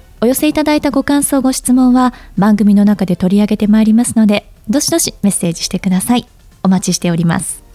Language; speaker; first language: Japanese; native; Japanese